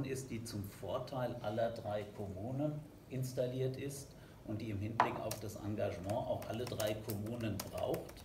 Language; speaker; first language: German; native; German